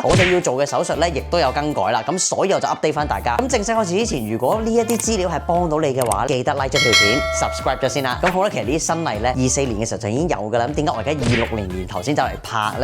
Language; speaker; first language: Cantonese; native; Cantonese